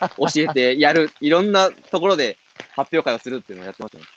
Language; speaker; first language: Japanese; native; Japanese